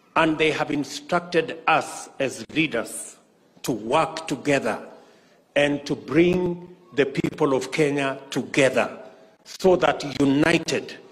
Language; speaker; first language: English; non-native, local second language; Kalenjin